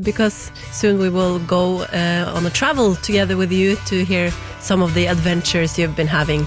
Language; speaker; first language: English; non-native, fluent; Norwegian